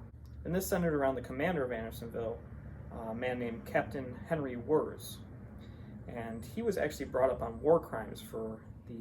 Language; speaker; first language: English; native; English